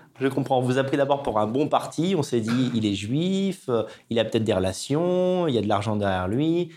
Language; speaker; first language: French; native; French